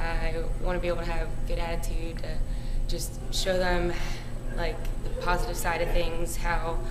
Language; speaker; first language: English; native; English